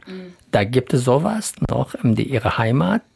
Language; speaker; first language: German; non-native, learner; Central Kurdish